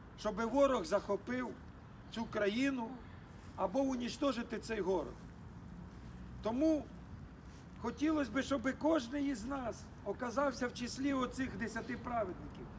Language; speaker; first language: Ukrainian; native; Ukrainian